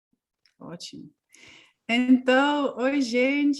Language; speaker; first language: Portuguese; non-native, fluent; Dutch